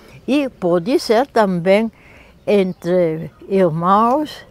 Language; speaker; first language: Portuguese; non-native, fluent; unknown